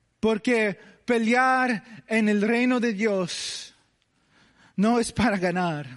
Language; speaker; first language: Spanish; early bilingual, heritage; English